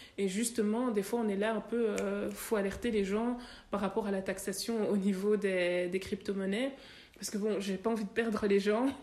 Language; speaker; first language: French; native; French